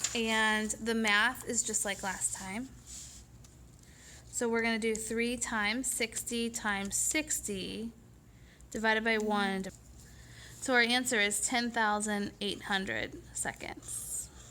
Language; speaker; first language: English; native; English